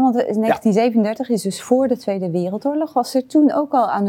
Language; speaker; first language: Dutch; native; Dutch